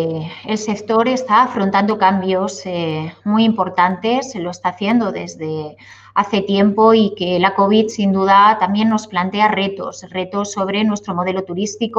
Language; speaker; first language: Spanish; native; Spanish